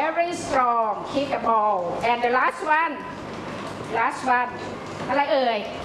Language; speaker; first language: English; non-native, learner; Thai